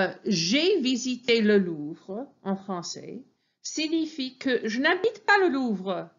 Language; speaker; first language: French; non-native, fluent; English